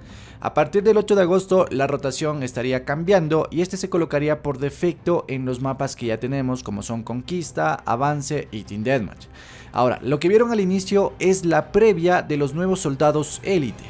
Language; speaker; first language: Spanish; native; Spanish